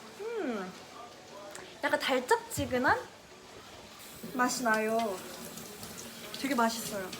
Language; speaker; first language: Korean; non-native, fluent; French